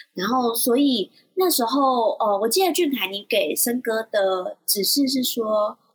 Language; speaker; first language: Chinese; native; Chinese